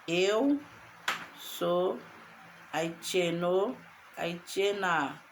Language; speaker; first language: Portuguese; non-native, learner; Haitian Creole